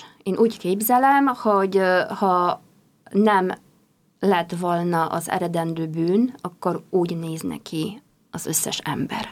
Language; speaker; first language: Hungarian; non-native, fluent; Polish